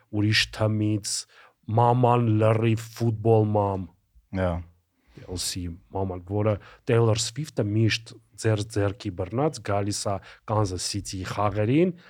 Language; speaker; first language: Armenian; native; Armenian